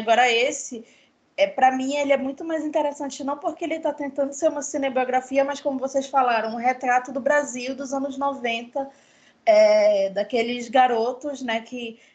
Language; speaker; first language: Portuguese; native; Portuguese